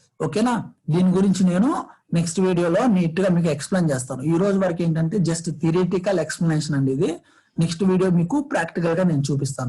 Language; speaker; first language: Telugu; native; Telugu